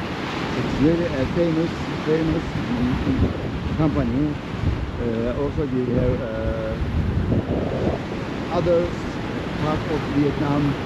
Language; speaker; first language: English; non-native, learner; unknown